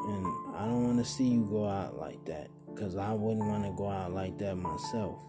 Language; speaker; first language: English; native; English